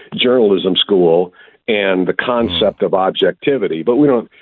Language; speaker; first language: English; native; English